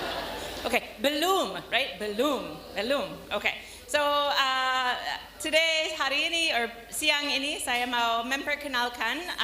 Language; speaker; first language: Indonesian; non-native, learner; English